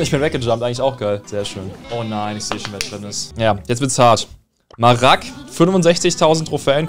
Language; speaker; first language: German; native; German